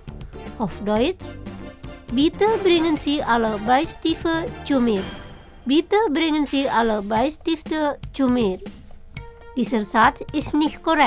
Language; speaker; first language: German; non-native, learner; Indonesian